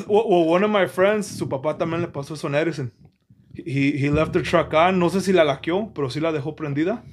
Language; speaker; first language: Spanish; native; Spanish